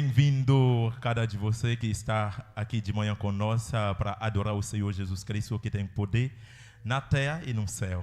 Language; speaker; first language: Portuguese; non-native, learner; Haitian Creole